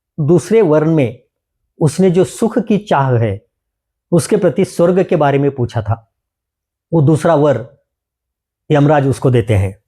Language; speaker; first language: Hindi; non-native, local second language; Marathi